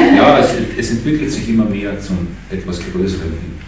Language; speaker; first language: German; native; German